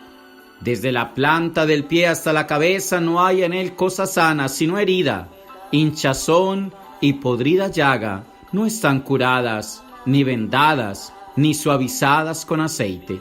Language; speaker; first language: Spanish; native; Spanish